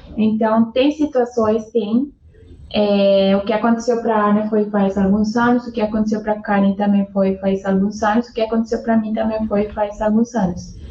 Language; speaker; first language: Portuguese; non-native, fluent; Spanish